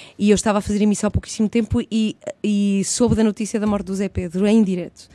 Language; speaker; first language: Portuguese; early bilingual, heritage; Portuguese